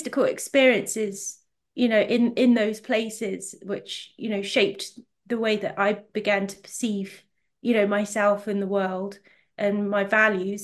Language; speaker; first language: English; native; English